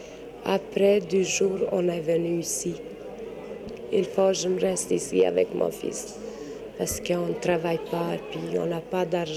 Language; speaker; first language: French; non-native, learner; Albanian